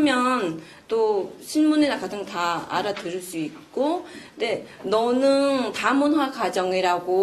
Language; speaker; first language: Korean; non-native, fluent; Vietnamese